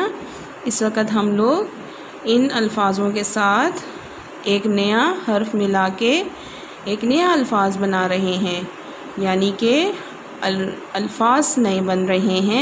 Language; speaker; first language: Urdu; non-native, local second language; Pashto